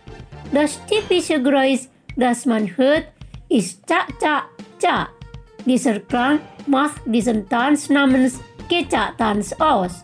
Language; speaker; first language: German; non-native, fluent; Indonesian